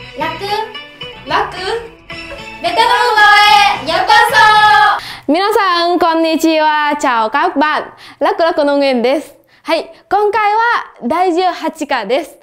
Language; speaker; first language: Japanese; non-native, fluent; Vietnamese